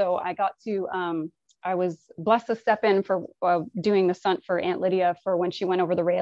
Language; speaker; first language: English; native; English